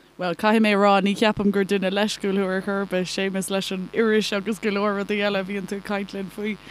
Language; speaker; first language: Irish; non-native, local second language; English